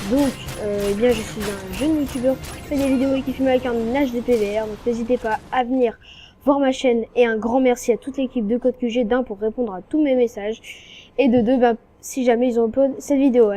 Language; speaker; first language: French; native; French